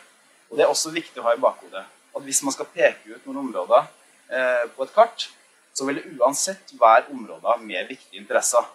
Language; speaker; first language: Norwegian; native; Norwegian